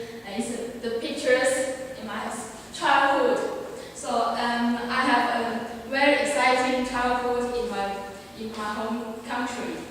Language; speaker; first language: English; non-native, learner; Chinese